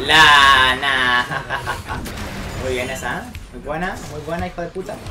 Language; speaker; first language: Spanish; native; Spanish